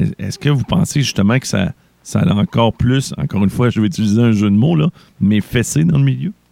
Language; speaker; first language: French; native; French